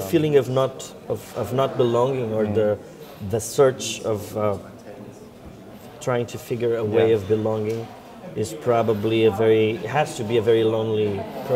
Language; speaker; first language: English; non-native, fluent; Portuguese